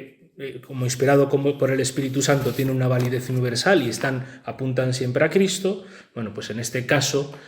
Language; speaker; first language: Spanish; native; Spanish